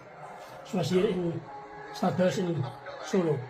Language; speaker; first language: Dutch; non-native, fluent; Indonesian